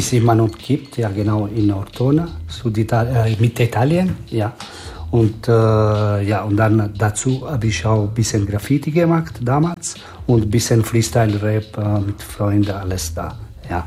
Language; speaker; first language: German; non-native, learner; Italian